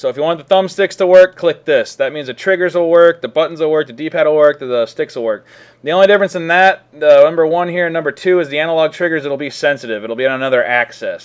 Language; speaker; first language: English; native; English